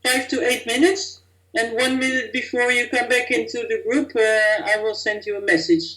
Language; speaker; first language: English; non-native, fluent; Dutch